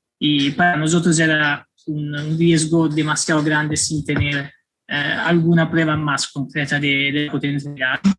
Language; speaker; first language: Spanish; non-native, fluent; Italian